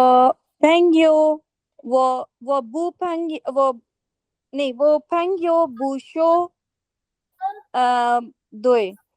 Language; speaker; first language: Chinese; non-native, learner; Hindi